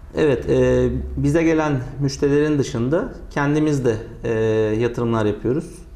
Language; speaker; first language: Turkish; native; Turkish